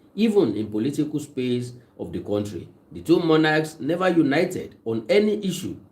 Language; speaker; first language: English; non-native, local second language; Yoruba